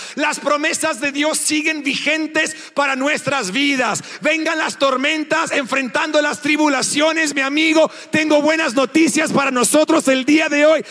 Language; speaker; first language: Spanish; non-native, fluent; English